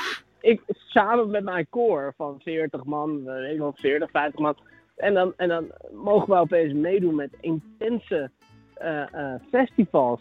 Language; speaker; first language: Dutch; native; Dutch